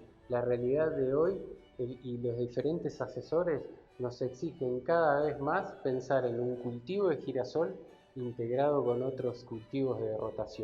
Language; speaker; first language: Spanish; native; Spanish